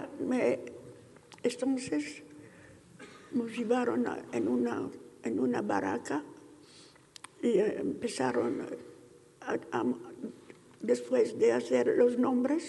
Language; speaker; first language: Spanish; early bilingual, heritage; Ladino